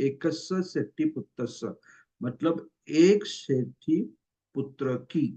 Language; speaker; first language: Hindi; non-native, local second language; Marathi